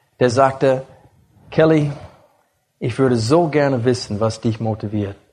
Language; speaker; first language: German; non-native, fluent; English